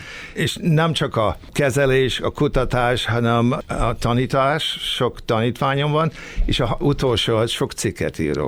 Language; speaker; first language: Hungarian; early bilingual, heritage; Hungarian